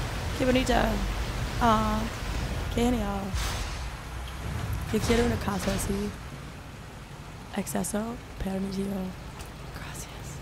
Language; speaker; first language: Spanish; non-native, learner; English